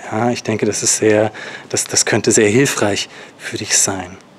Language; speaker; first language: German; native; German